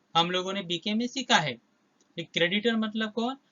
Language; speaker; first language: Hindi; non-native, local second language; Marathi